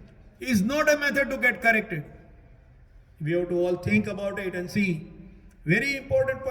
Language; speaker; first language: English; non-native, local second language; Hindi